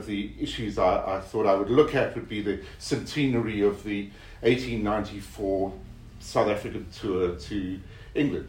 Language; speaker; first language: English; native; English